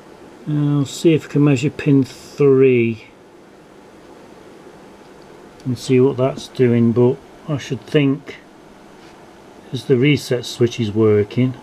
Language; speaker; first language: English; native; English